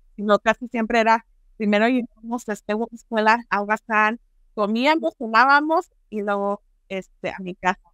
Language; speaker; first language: Spanish; early bilingual, heritage; Spanish